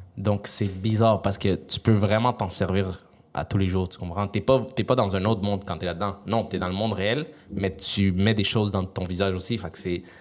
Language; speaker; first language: French; early bilingual, other home language; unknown